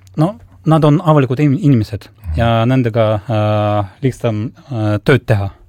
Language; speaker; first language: Estonian; non-native, local second language; Russian